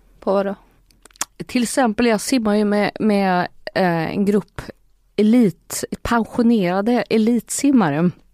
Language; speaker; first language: Swedish; native; Swedish